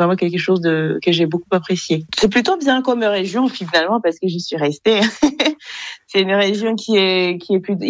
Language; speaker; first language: French; non-native, local second language; Kinyarwanda